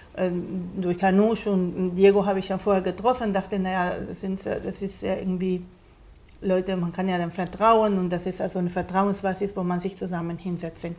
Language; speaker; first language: German; non-native, fluent; Spanish